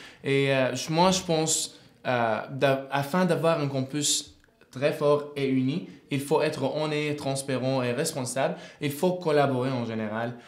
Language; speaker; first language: French; non-native, fluent; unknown